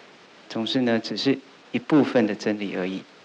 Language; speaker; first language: Chinese; native; Chinese